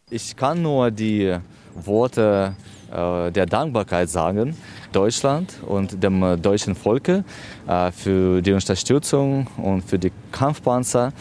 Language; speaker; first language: German; non-native, fluent; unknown